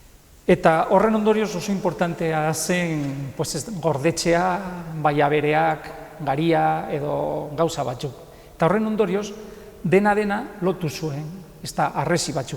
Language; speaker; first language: Basque; non-native, local second language; Spanish